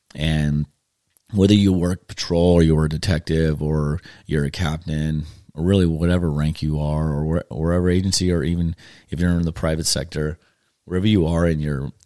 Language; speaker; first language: English; native; English